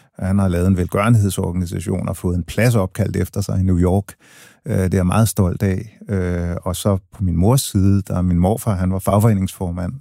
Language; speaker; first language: Danish; early bilingual, other home language; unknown